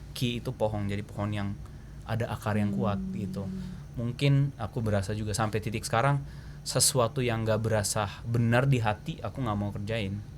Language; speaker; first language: Indonesian; early bilingual, heritage; Japanese